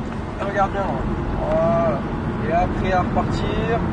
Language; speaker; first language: French; native; French